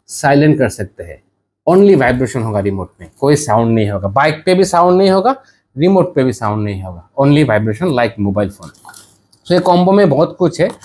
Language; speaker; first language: Hindi; non-native, learner; Bangla